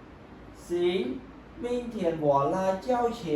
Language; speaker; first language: Chinese; non-native, fluent; Khmer